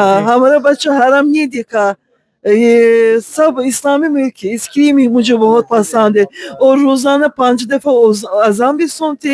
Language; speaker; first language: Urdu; non-native, learner; Azerbaijani